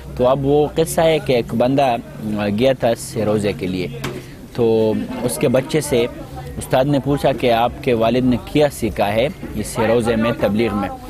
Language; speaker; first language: Urdu; non-native, local second language; Pashto